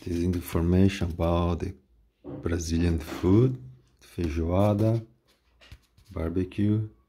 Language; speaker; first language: English; non-native, fluent; Portuguese